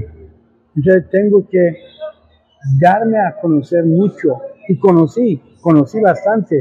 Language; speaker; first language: Spanish; non-native, fluent; Persian